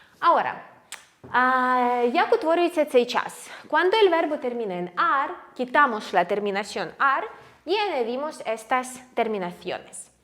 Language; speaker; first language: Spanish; non-native, fluent; Ukrainian